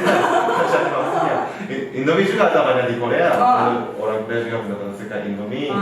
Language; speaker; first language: Indonesian; non-native, learner; Korean